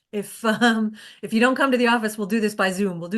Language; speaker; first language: English; native; English